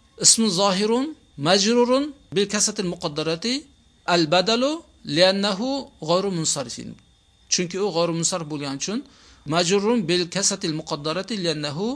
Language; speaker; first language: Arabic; non-native, fluent; Uzbek